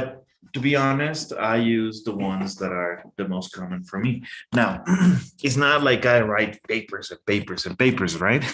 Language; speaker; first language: English; non-native, fluent; Spanish